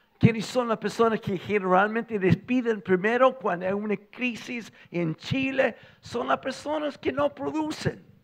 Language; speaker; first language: Spanish; non-native, fluent; English